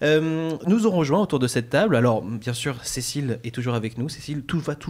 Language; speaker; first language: French; native; French